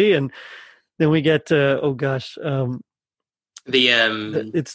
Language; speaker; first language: English; native; English